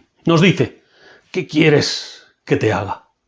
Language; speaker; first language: Spanish; native; Spanish